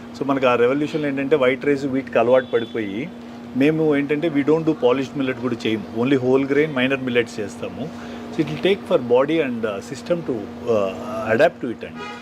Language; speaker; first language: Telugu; native; Telugu